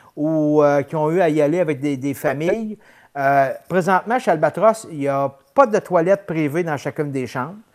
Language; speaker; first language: French; native; French